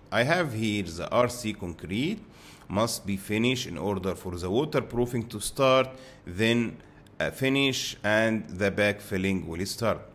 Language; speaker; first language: English; non-native, fluent; Arabic